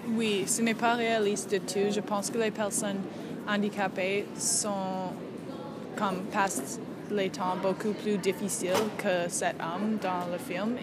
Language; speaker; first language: French; non-native, learner; English